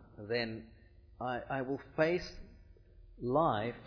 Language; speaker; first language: English; early bilingual, other home language; Italian